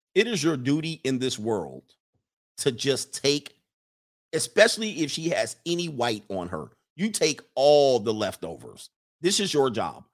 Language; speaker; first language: English; native; English